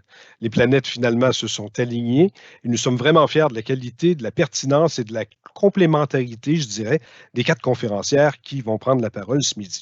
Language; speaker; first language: French; native; French